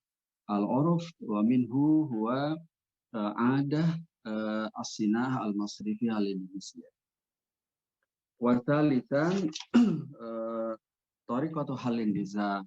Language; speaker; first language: Arabic; non-native, fluent; Indonesian